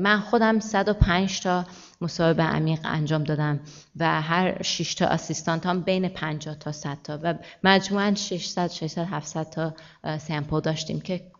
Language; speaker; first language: Persian; early bilingual, heritage; Persian